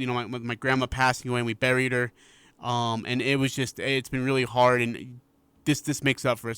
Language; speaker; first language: English; native; English